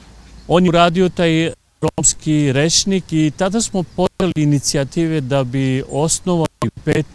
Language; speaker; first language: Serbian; non-native, local second language; Romany